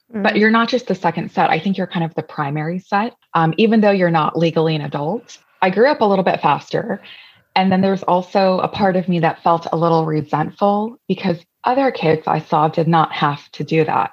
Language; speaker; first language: English; native; English